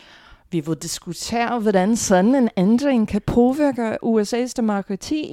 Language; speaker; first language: Danish; non-native, fluent; English